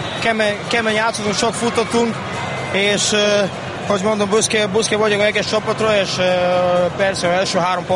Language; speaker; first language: Hungarian; non-native, learner; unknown